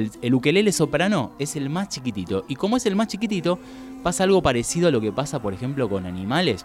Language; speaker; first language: Spanish; native; Spanish